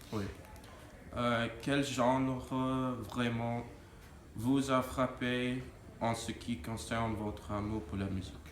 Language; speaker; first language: French; non-native, learner; English